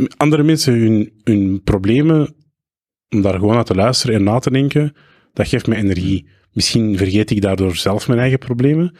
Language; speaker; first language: Dutch; early bilingual, other home language; Arabic